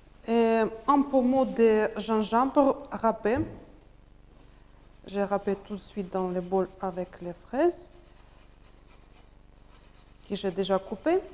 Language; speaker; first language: French; non-native, learner; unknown